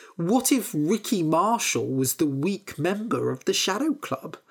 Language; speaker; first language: English; native; English